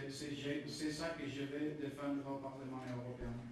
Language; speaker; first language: French; non-native, fluent; Catalan